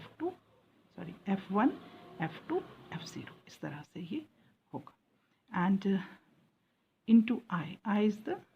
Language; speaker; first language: Hindi; native; Hindi